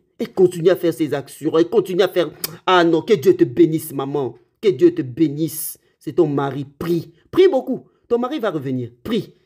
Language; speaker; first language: French; non-native, local second language; Lingala